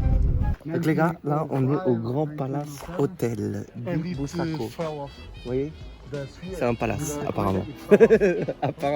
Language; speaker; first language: French; native; French